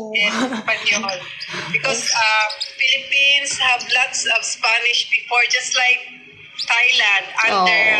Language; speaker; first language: English; non-native, local second language; Filipino